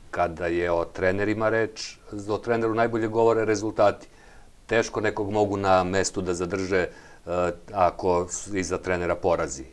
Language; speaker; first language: Serbian; native; Serbian